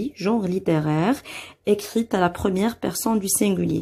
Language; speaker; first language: French; non-native, local second language; Arabic